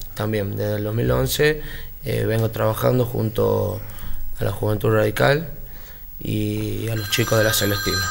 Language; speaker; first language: Spanish; native; Spanish